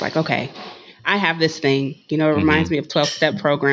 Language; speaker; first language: English; native; English